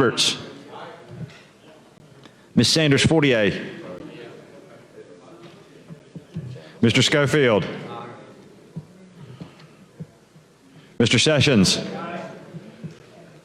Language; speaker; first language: English; native; English